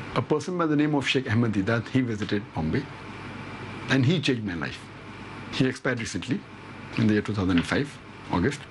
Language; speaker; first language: English; non-native, local second language; Urdu